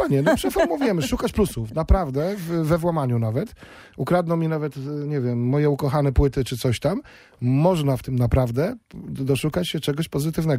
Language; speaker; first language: Polish; native; Polish